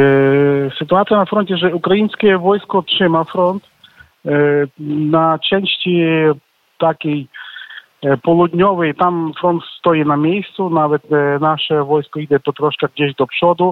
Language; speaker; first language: Polish; non-native, learner; Ukrainian